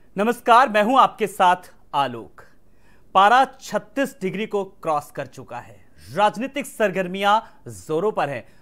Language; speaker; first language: Hindi; native; Hindi